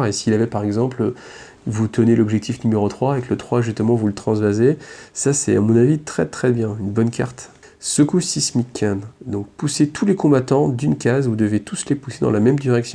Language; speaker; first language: French; native; French